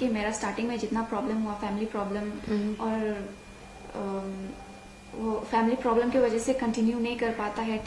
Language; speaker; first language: Hindi; non-native, local second language; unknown